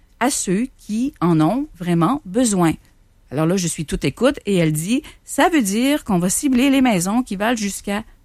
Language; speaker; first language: French; native; French